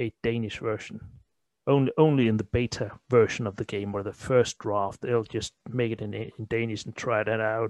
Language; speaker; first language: English; non-native, fluent; Danish